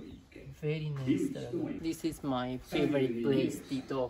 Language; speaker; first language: English; non-native, learner; Japanese